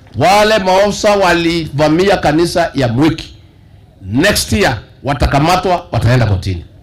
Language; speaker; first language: Swahili; non-native, local second language; Kikuyu